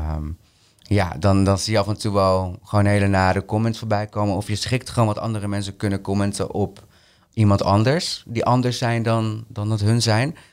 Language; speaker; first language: Dutch; early bilingual, other home language; Spanish